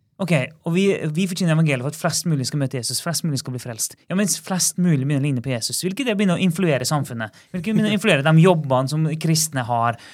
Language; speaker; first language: Norwegian; native; Norwegian